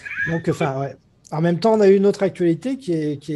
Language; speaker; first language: French; native; French